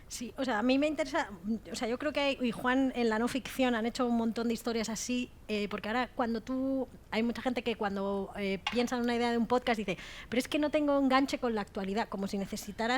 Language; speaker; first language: Spanish; native; Spanish